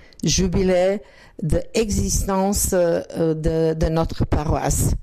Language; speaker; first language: French; non-native, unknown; Croatian